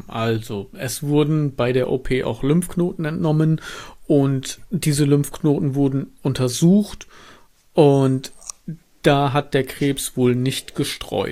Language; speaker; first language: German; native; German